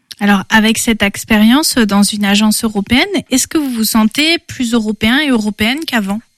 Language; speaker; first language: French; native; French